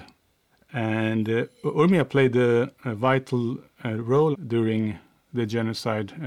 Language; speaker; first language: English; non-native, fluent; Swedish